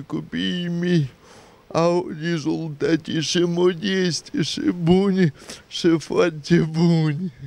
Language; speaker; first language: Romanian; non-native, local second language; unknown